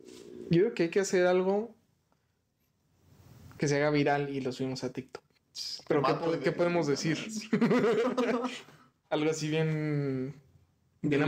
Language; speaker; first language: Spanish; native; Spanish